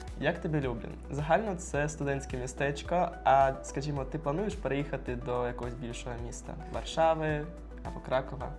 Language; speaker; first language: Ukrainian; native; Ukrainian